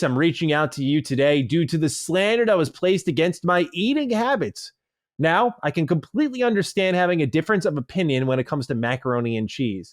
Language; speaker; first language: English; native; English